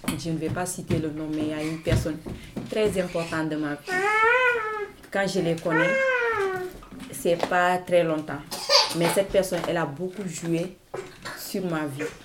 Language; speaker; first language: French; non-native, local second language; Wolof